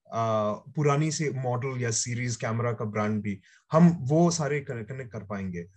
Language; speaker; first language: Hindi; native; Hindi